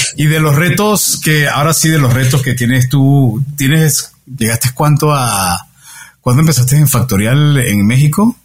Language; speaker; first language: Spanish; native; Spanish